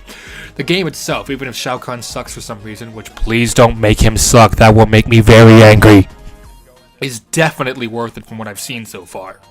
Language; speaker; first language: English; native; English